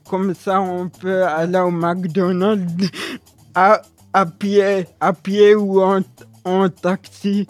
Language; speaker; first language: French; early bilingual, other home language; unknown